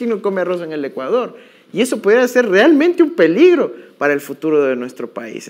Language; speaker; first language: Spanish; native; Spanish